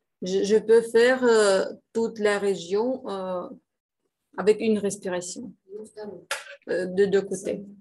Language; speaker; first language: French; non-native, fluent; Russian